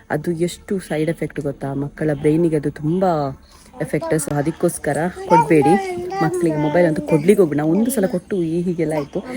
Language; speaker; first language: Kannada; non-native, local second language; Tulu